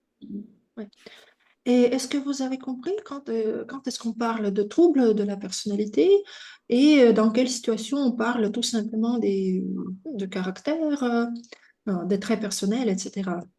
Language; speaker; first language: French; non-native, fluent; Russian